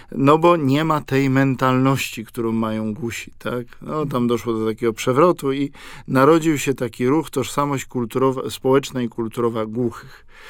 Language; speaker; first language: Polish; native; Polish